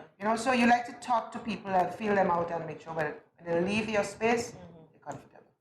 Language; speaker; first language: English; non-native, fluent; Spanish